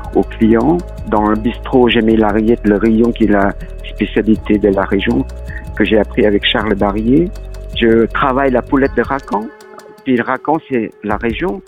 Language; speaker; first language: French; early bilingual, other home language; Lao